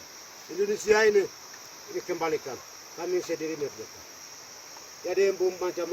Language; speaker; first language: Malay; non-native, local second language; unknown